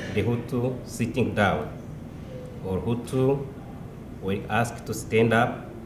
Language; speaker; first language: English; non-native, local second language; Kinyarwanda